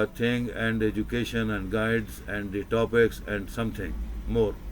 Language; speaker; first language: English; non-native, local second language; Urdu